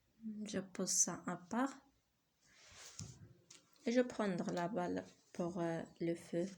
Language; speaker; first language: French; non-native, learner; Arabic